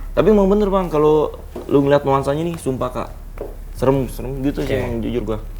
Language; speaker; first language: Indonesian; native; Indonesian